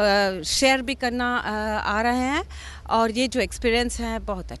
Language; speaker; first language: Hindi; non-native, fluent; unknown